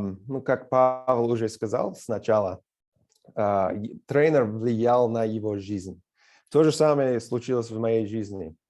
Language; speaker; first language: Russian; non-native, fluent; English